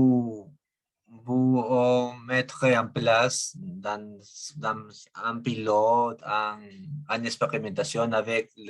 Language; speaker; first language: French; non-native, learner; Spanish